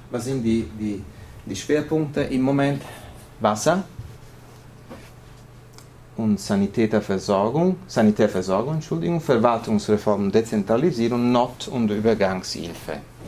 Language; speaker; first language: German; non-native, fluent; Italian